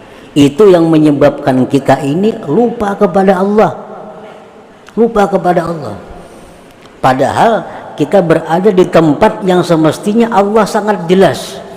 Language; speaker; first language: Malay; non-native, local second language; Banjar